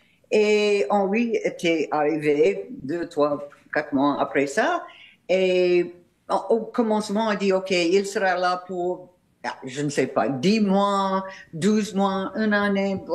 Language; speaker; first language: French; non-native, fluent; English